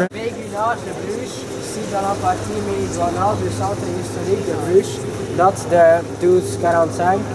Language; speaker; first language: French; non-native, learner; Dutch